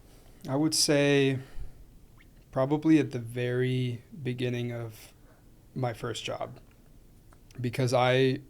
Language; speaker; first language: English; non-native, fluent; Spanish